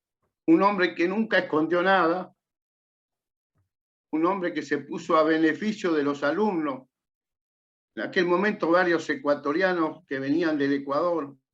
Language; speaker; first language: Spanish; native; Spanish